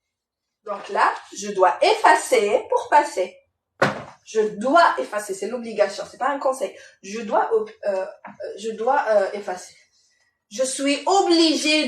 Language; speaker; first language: French; non-native, local second language; Arabic